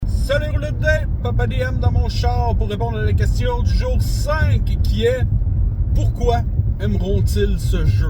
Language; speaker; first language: French; native; French